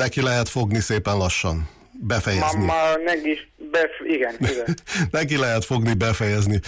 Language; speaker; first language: Hungarian; native; Hungarian